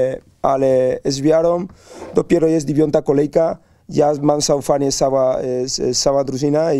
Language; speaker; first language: Polish; non-native, learner; Spanish